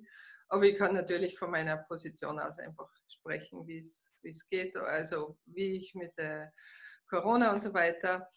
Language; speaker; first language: German; native; German